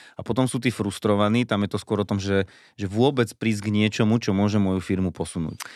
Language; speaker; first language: Slovak; native; Slovak